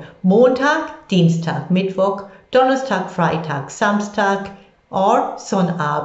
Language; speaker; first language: German; non-native, fluent; English